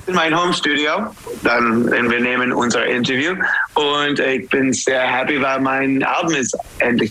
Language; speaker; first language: German; non-native, learner; English